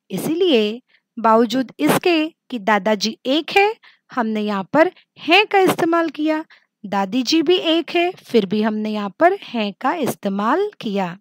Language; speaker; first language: Hindi; non-native, local second language; Marathi